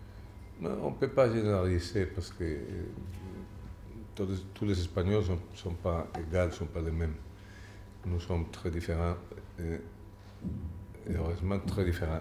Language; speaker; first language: French; non-native, fluent; Spanish